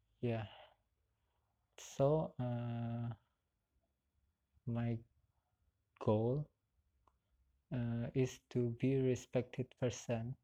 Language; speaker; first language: English; non-native, learner; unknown